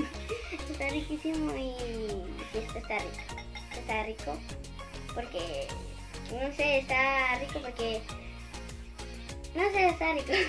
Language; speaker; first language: Spanish; early bilingual, heritage; Spanish